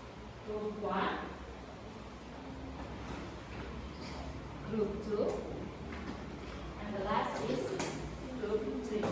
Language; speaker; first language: English; non-native, fluent; Indonesian